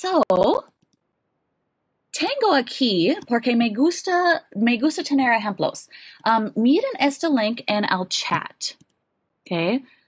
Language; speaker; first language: Spanish; non-native, learner; English